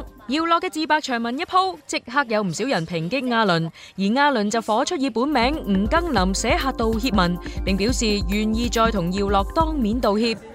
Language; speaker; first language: Chinese; native; Chinese